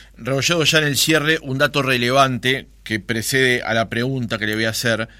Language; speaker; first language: Spanish; native; Spanish